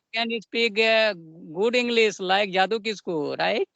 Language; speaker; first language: English; non-native, learner; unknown